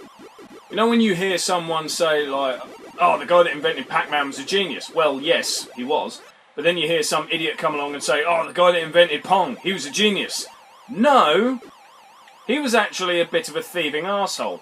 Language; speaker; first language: English; native; English